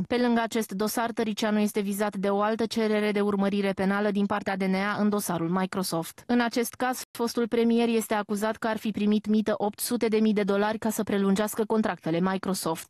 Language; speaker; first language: Romanian; native; Romanian